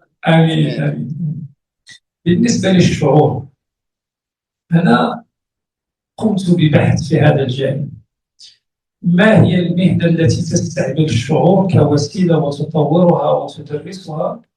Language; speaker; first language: Arabic; native; Arabic